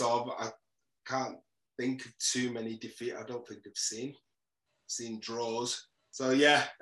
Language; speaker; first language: English; native; English